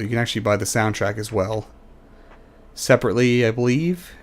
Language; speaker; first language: English; native; English